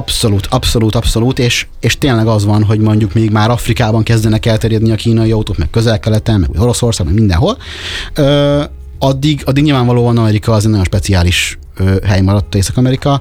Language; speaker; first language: Hungarian; native; Hungarian